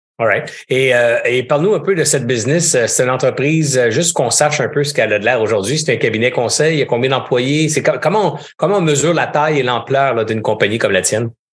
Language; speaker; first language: French; native; French